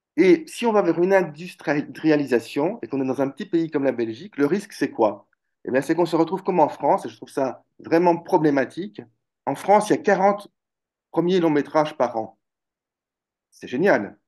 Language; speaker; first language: French; native; French